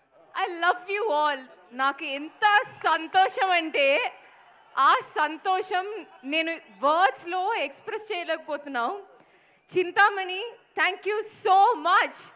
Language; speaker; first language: Telugu; non-native, fluent; Malayalam